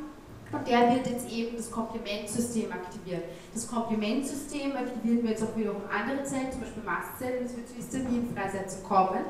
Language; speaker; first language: German; native; German